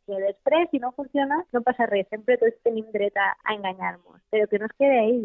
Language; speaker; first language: Catalan; native; Catalan